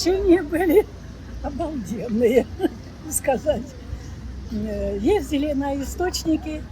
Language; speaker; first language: Russian; native; Russian